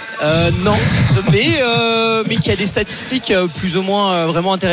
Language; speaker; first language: French; native; French